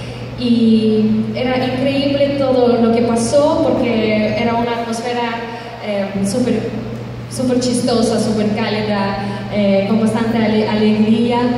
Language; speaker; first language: Spanish; non-native, fluent; Russian